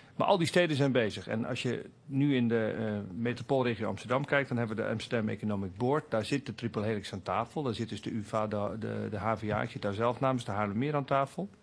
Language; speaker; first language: Dutch; native; Dutch